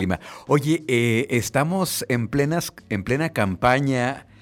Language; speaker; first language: Spanish; native; Spanish